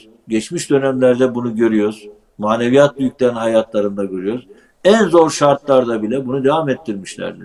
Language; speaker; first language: Turkish; native; Turkish